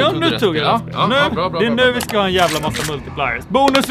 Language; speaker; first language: Swedish; native; Swedish